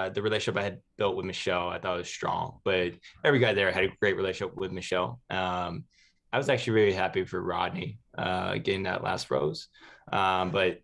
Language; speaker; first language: English; native; English